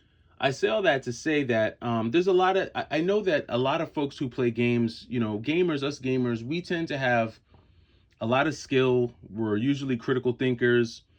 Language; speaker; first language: English; native; English